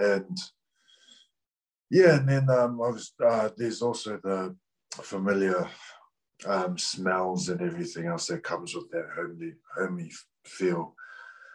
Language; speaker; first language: English; native; English